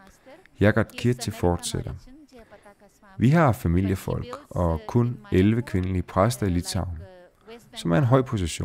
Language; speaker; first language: Danish; native; Danish